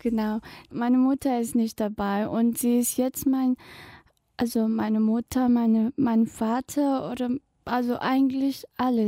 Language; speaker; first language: German; non-native, fluent; Tibetan